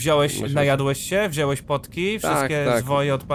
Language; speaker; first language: Polish; native; Polish